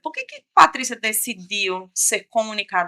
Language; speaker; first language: Portuguese; native; Portuguese